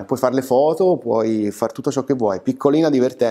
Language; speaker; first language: Italian; native; Italian